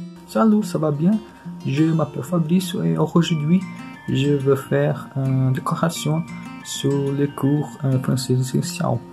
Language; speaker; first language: French; non-native, learner; Portuguese